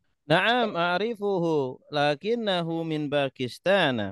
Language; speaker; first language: Arabic; non-native, fluent; Indonesian